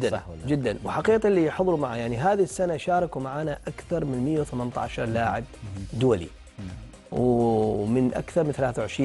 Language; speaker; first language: Arabic; native; Arabic